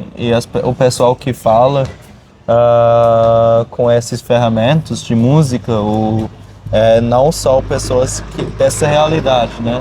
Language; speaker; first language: Portuguese; non-native, fluent; German